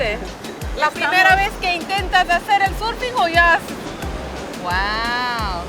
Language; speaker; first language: Spanish; non-native, fluent; English